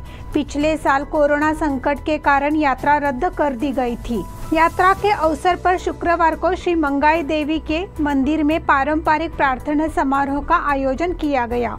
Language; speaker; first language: Hindi; non-native, local second language; Marathi